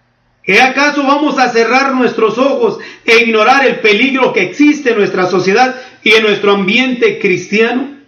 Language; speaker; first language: Spanish; native; Spanish